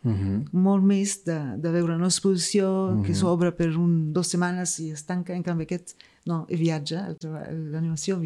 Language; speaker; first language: Catalan; non-native, fluent; Arabic